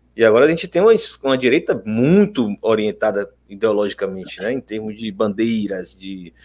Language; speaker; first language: Portuguese; native; Portuguese